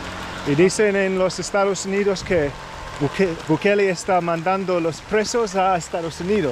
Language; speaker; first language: Spanish; non-native, learner; English